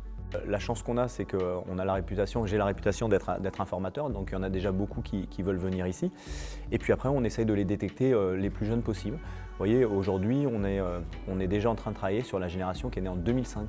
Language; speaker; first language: French; native; French